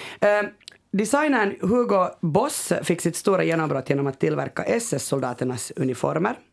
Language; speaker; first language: Swedish; native; Swedish